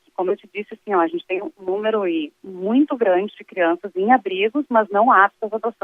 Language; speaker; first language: Portuguese; native; Portuguese